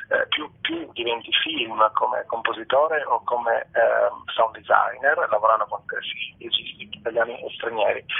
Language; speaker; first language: Italian; native; Italian